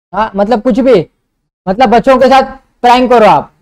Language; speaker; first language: Hindi; non-native, local second language; Marathi